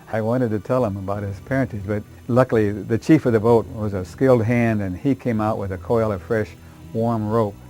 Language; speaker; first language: English; native; English